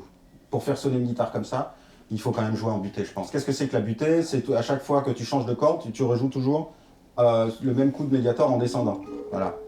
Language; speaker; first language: French; native; French